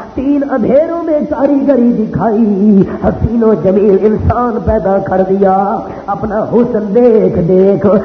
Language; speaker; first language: Urdu; non-native, local second language; Punjabi